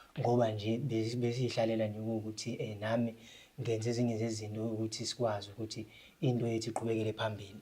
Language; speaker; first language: Zulu; native; Zulu